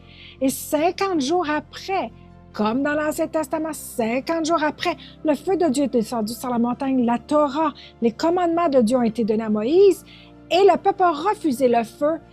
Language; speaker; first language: French; native; French